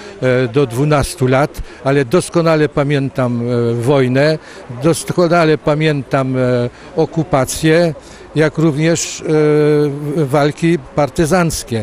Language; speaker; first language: Polish; early bilingual, heritage; Polish